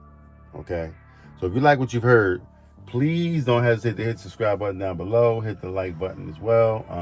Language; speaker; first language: English; native; English